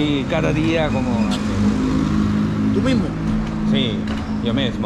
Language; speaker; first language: Spanish; non-native, learner; Korean